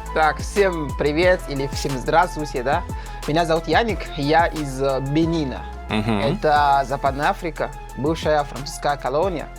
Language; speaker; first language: Russian; non-native, fluent; French